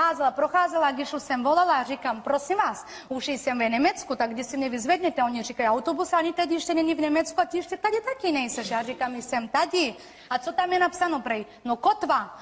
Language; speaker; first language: Czech; non-native, fluent; Turkish